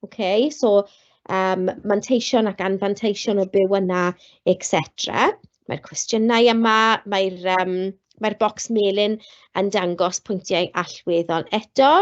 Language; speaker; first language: Welsh; non-native, local second language; English